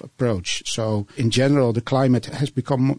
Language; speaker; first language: English; non-native, fluent; Dutch